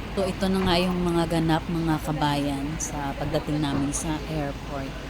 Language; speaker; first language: Filipino; non-native, local second language; Hiligaynon